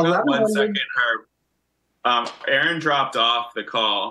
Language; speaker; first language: English; native; English